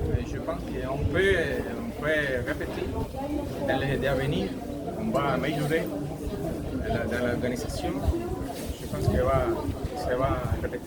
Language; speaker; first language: French; non-native, learner; Spanish